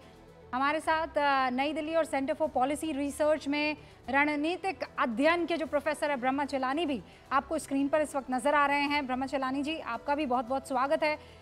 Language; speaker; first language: Hindi; native; Hindi